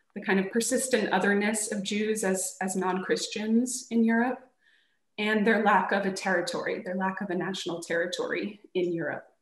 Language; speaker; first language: English; native; English